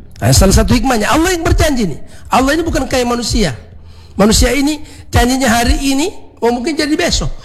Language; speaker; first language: Indonesian; native; Indonesian